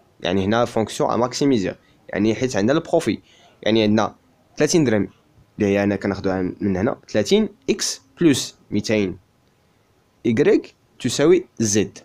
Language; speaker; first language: French; non-native, local second language; Arabic